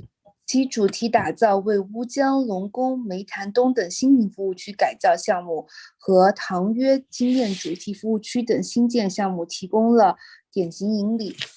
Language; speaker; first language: Chinese; native; Chinese